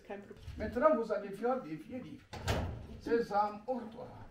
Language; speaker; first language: French; non-native, local second language; Arabic